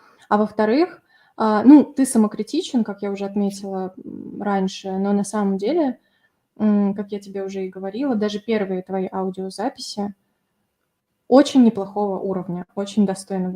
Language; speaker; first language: Russian; native; Russian